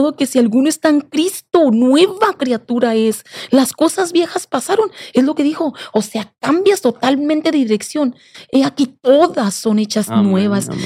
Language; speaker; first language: Spanish; native; Spanish